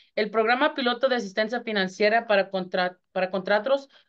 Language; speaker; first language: Spanish; early bilingual, heritage; Spanish